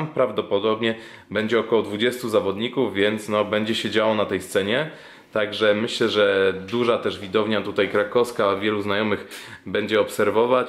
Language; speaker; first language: Polish; native; Polish